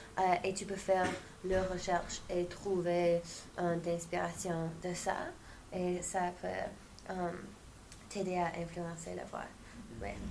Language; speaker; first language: French; non-native, fluent; English